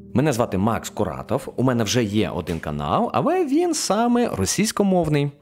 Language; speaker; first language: Ukrainian; non-native, local second language; Russian